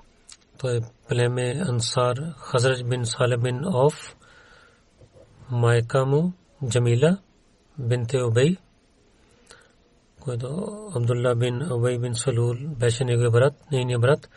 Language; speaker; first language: Bulgarian; non-native, learner; Urdu